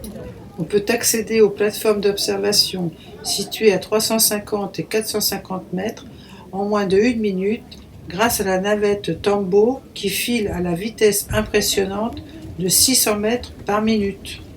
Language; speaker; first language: French; native; French